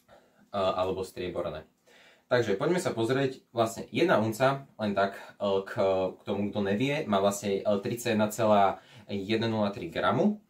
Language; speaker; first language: Slovak; native; Slovak